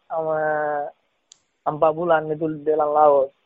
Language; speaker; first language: Indonesian; non-native, learner; Rohingya